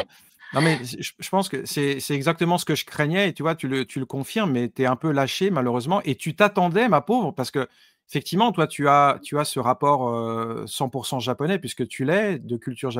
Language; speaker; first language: French; native; French